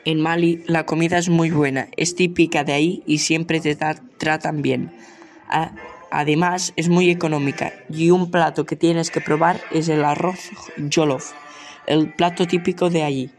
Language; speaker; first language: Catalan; non-native, local second language; Spanish